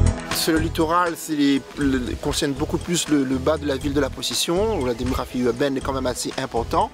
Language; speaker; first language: French; native; French